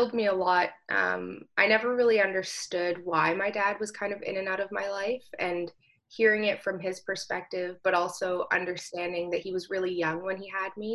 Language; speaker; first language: English; native; English